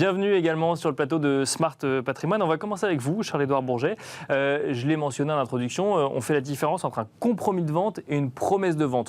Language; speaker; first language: French; native; French